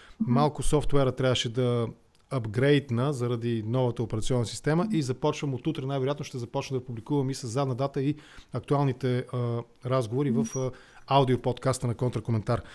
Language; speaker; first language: Bulgarian; native; Bulgarian